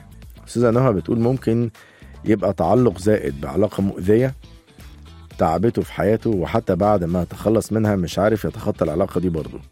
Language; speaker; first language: Arabic; native; Arabic